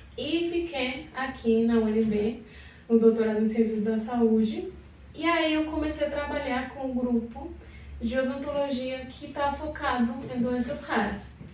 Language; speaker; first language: Portuguese; non-native, fluent; Spanish